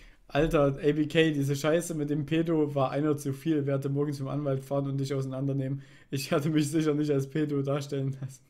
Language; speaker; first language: German; native; German